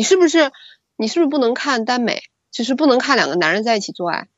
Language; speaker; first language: Chinese; native; Chinese